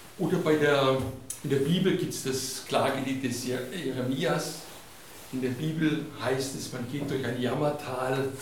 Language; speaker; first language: German; non-native, fluent; Hungarian